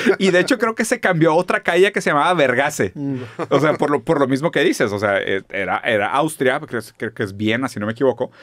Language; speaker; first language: Spanish; non-native, fluent; German